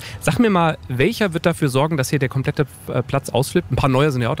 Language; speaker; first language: German; native; German